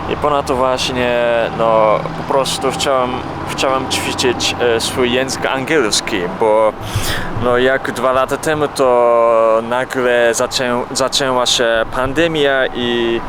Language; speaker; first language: Polish; non-native, learner; Japanese